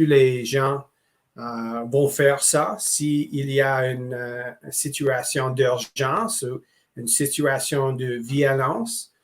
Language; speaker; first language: French; non-native, local second language; English